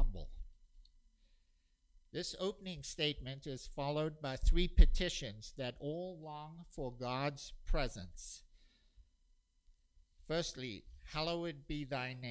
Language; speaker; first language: English; native; English